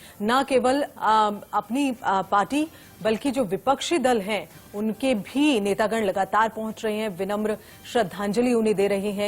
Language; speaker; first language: Hindi; native; Hindi